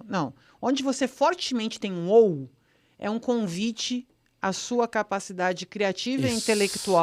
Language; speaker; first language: Portuguese; native; Portuguese